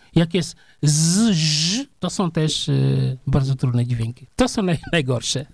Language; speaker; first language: Polish; non-native, fluent; Serer